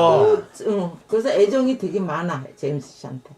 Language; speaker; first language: Korean; native; Korean